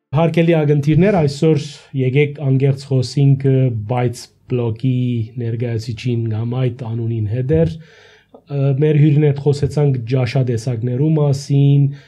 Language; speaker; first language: Armenian; early bilingual, heritage; Armenian